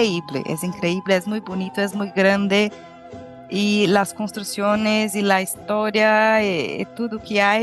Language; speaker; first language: Spanish; non-native, fluent; Portuguese